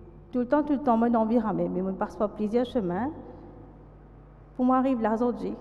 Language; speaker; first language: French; non-native, local second language; Morisyen